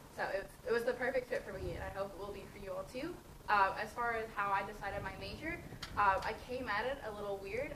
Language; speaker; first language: English; native; English